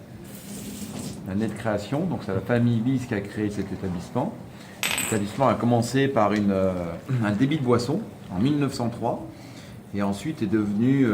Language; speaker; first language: French; native; French